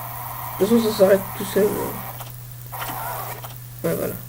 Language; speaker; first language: French; native; French